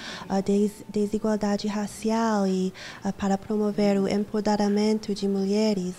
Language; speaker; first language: Portuguese; non-native, fluent; English